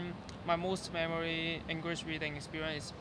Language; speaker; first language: English; non-native, learner; Cantonese